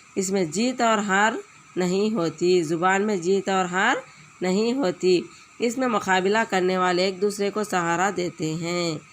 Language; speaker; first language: Urdu; native; Urdu